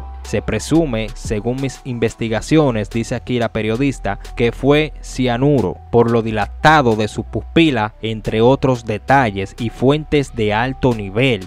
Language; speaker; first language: Spanish; native; Spanish